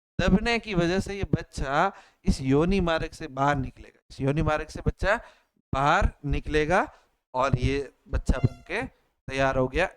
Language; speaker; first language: Hindi; native; Hindi